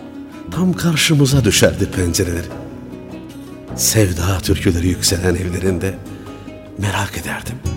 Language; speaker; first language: Turkish; native; Turkish